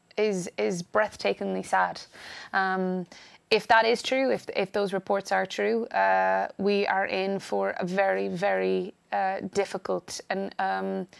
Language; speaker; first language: English; native; English